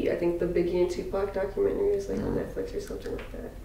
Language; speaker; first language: English; native; English